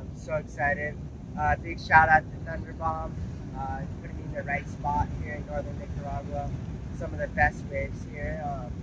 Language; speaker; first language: English; early bilingual, other home language; Japanese